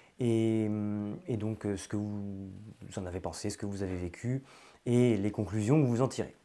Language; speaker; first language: French; native; French